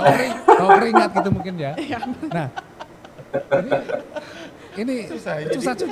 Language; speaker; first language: Indonesian; native; Indonesian